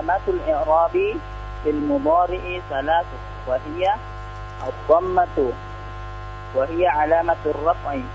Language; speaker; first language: Arabic; non-native, learner; Indonesian